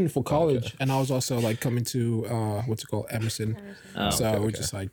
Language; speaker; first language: English; non-native, local second language; Yoruba